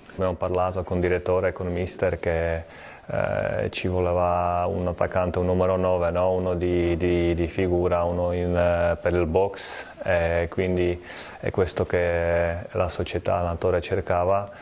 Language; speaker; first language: Italian; non-native, fluent; Czech